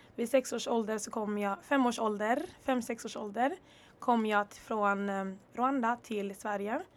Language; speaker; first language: Swedish; early bilingual, other home language; Kinyarwanda